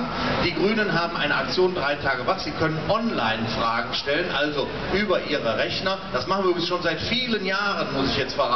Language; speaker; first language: German; native; German